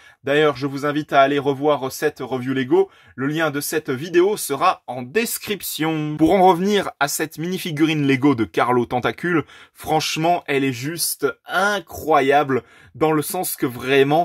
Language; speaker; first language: French; native; French